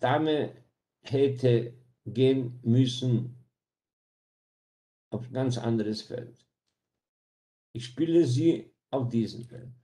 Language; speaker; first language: German; non-native, fluent; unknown